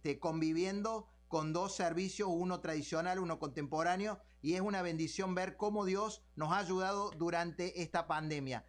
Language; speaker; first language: Spanish; native; Spanish